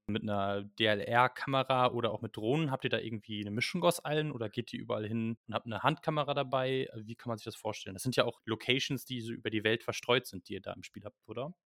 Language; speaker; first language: German; native; German